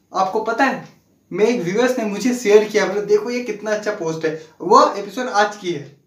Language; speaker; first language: Hindi; non-native, local second language; Bangla